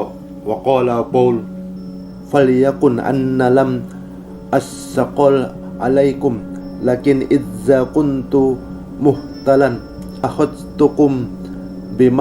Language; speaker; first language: Arabic; non-native, learner; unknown